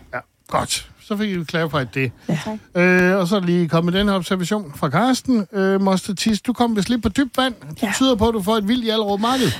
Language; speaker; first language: Danish; native; Danish